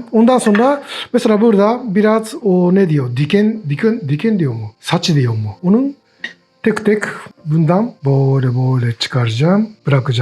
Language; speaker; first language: Turkish; non-native, learner; Japanese